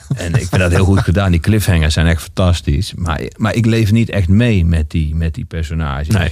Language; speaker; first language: Dutch; native; Dutch